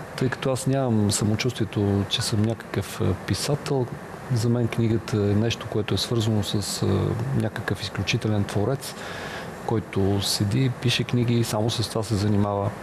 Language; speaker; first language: Bulgarian; native; Bulgarian